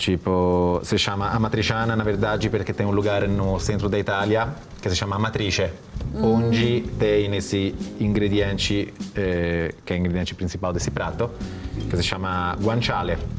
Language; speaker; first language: Portuguese; non-native, fluent; Italian